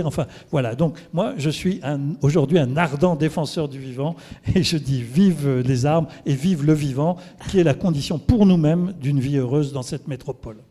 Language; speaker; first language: French; native; French